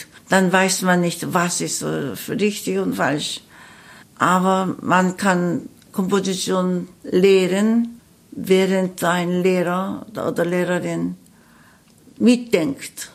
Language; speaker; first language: German; non-native, learner; Korean